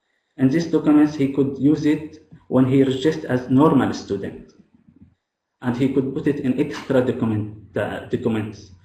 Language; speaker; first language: English; non-native, fluent; Arabic